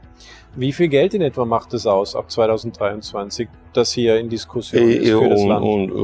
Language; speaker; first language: German; native; German